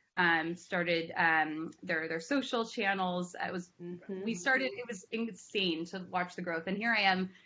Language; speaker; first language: English; native; English